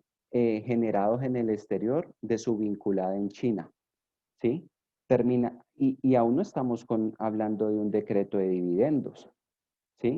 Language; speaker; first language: Spanish; native; Spanish